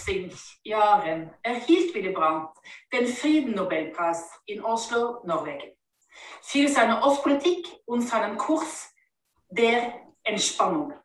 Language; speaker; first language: German; non-native, fluent; Norwegian